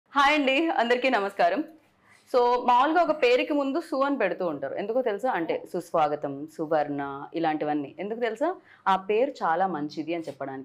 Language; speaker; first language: Telugu; native; Telugu